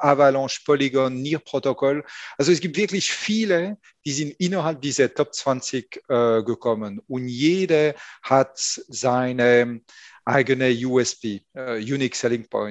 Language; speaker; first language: German; non-native, fluent; French